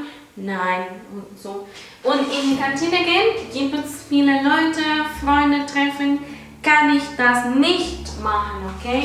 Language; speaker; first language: German; non-native, fluent; Spanish